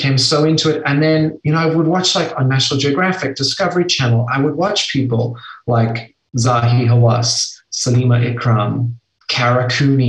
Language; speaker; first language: English; native; English